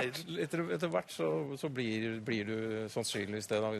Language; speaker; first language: Norwegian; native; Norwegian